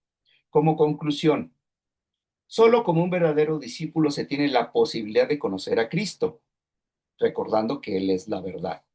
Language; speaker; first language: Spanish; native; Spanish